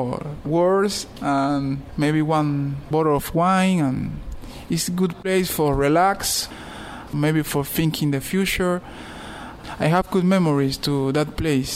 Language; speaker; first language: English; non-native, learner; Spanish